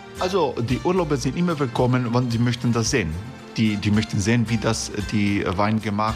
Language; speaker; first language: German; non-native, learner; Croatian